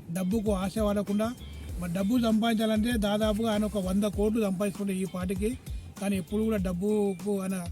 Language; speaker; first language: Telugu; native; Telugu